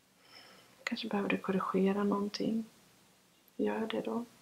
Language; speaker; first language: Swedish; native; Swedish